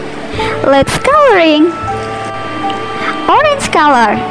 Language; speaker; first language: English; non-native, learner; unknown